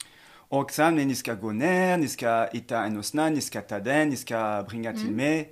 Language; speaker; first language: Swedish; non-native, fluent; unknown